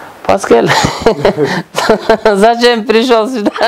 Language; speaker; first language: Russian; non-native, local second language; Kyrgyz